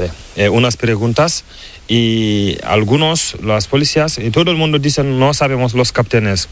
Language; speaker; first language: Spanish; non-native, learner; Fula